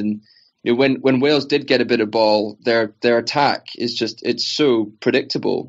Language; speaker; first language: English; native; English